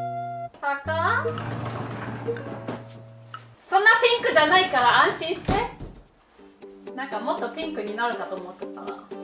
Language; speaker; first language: Japanese; non-native, fluent; German